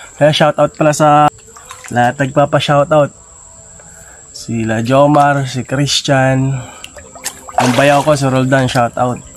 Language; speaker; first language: Filipino; non-native, local second language; Hiligaynon